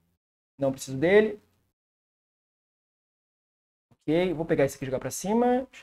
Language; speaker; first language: Portuguese; native; Portuguese